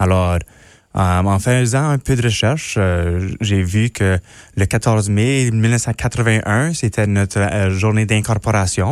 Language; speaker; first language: French; non-native, local second language; English